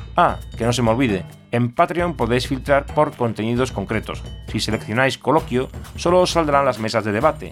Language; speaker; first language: Spanish; native; Spanish